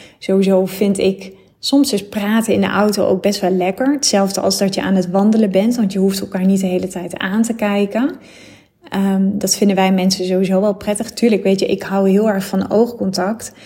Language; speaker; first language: Dutch; native; Dutch